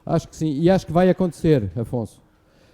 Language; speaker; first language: Portuguese; native; Portuguese